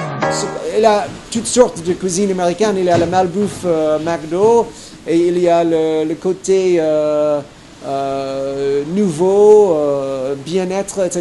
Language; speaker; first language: French; non-native, fluent; English